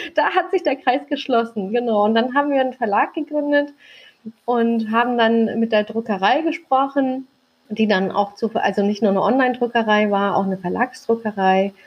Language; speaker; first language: German; early bilingual, other home language; Turkish